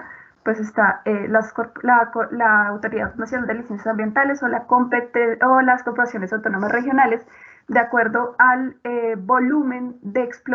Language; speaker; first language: Spanish; native; Spanish